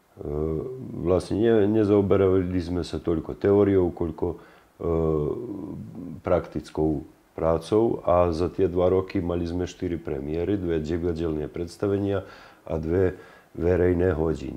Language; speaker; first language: Slovak; native; Slovak